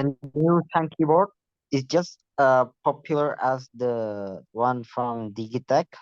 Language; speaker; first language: English; non-native, learner; Vietnamese